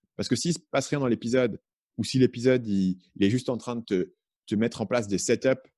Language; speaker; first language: French; native; French